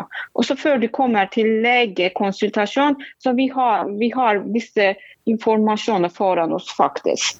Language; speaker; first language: Norwegian; non-native, fluent; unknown